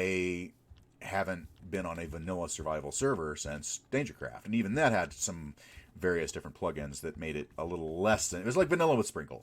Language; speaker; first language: English; native; English